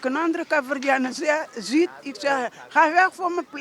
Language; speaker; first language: Dutch; non-native, learner; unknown